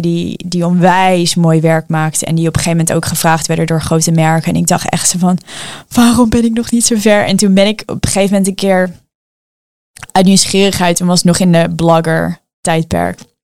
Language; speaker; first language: Dutch; early bilingual, heritage; Dutch